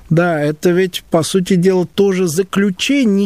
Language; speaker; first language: Russian; native; Russian